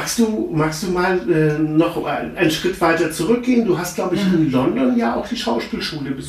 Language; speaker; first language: German; native; German